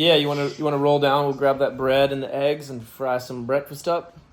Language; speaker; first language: English; native; English